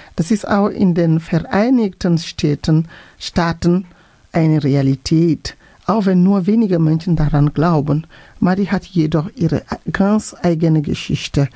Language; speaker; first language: German; non-native, fluent; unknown